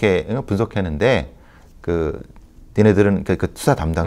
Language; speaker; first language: Korean; native; Korean